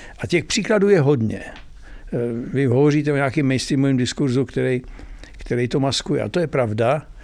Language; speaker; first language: Czech; native; Czech